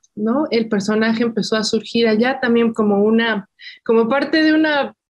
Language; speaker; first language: Spanish; native; Spanish